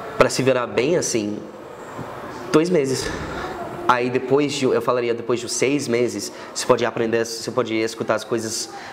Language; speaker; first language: Portuguese; non-native, fluent; English